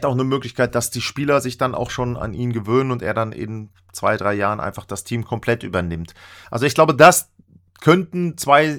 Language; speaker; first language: German; native; German